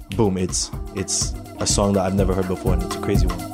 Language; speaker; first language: English; native; English